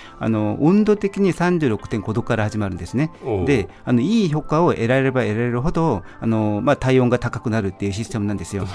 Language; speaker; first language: Japanese; non-native, fluent; Korean